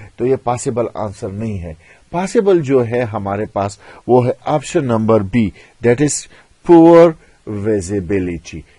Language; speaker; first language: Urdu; non-native, local second language; Pashto